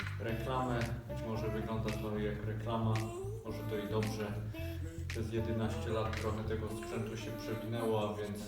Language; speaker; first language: Polish; native; Polish